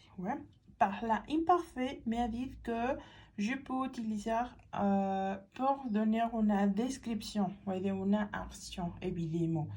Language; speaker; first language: French; non-native, fluent; Spanish